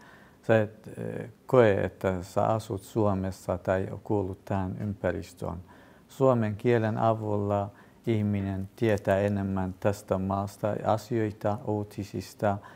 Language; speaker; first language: Finnish; non-native, fluent; Kurdish